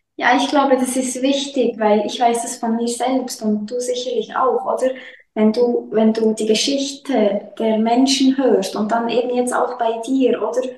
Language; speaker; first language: German; native; German